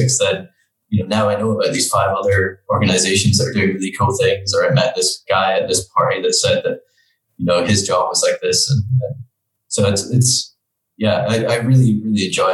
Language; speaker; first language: English; native; English